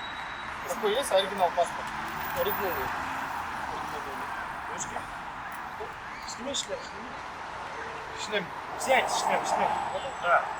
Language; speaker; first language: Russian; non-native, local second language; Kyrgyz